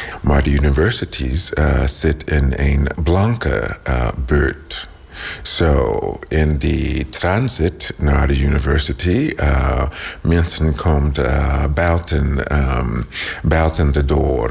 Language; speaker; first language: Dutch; non-native, learner; English